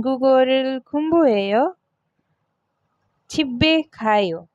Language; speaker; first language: Korean; non-native, learner; Hindi